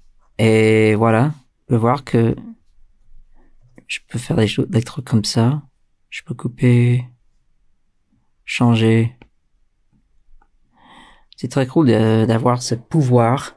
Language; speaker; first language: French; non-native, fluent; English